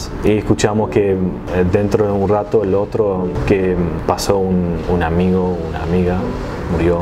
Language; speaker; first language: Spanish; non-native, fluent; Arabic